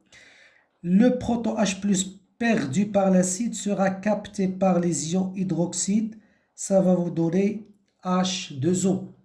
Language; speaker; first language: French; non-native, local second language; Arabic